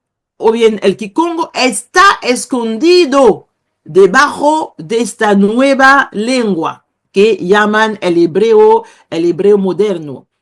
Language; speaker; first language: Spanish; non-native, fluent; Kongo